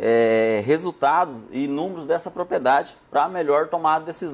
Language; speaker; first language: Portuguese; native; Portuguese